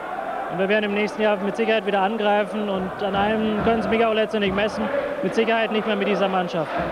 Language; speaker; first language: German; native; German